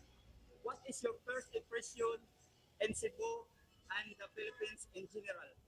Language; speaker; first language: English; non-native, local second language; Cebuano